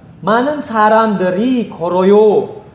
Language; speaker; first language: Korean; non-native, fluent; Indonesian